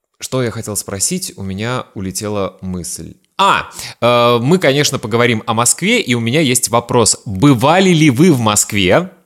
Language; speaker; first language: Russian; native; Russian